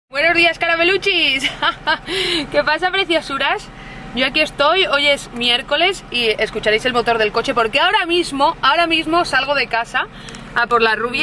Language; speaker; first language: Spanish; native; Spanish